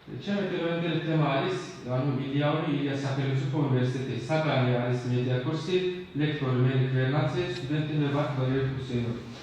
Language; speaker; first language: Georgian; non-native, local second language; Azerbaijani